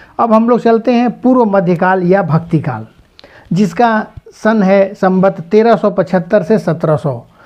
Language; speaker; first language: Hindi; native; Hindi